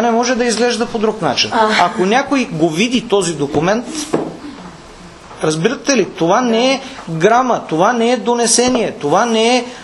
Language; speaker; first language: Bulgarian; native; Bulgarian